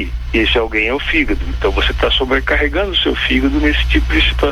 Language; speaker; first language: Portuguese; native; Portuguese